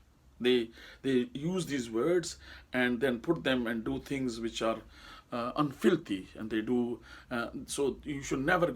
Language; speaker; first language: English; non-native, local second language; Urdu